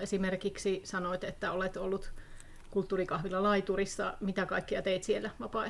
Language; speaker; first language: Finnish; native; Finnish